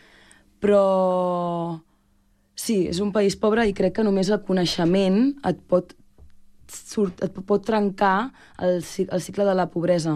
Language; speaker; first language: Catalan; native; Catalan